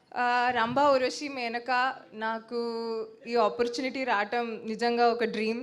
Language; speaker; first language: Telugu; native; Telugu